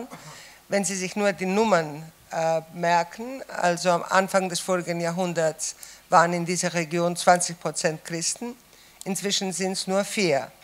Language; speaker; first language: German; non-native, fluent; Greek